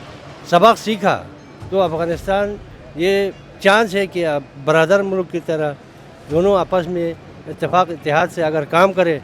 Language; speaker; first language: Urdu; non-native, local second language; Pashto